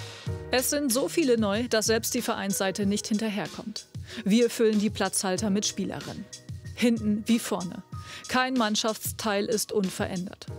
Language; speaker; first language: German; native; German